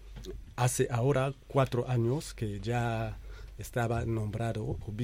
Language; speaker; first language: Spanish; non-native, fluent; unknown